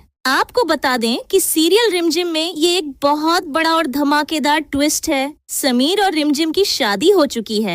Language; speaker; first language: Hindi; native; Hindi